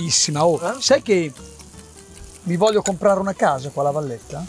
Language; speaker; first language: Italian; native; Italian